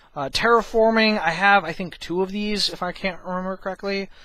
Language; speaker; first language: English; native; English